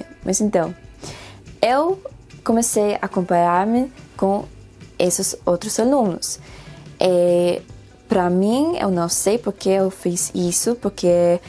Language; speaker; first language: Portuguese; non-native, fluent; Spanish